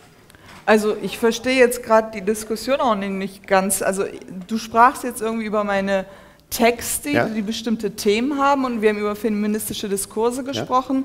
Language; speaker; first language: German; early bilingual, other home language; Turkish